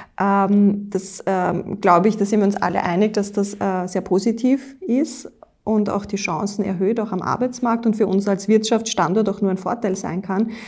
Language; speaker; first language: German; native; German